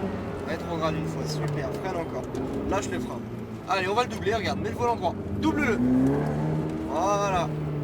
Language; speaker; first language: French; native; French